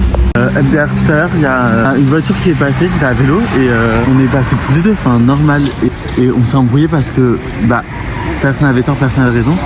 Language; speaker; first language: French; native; French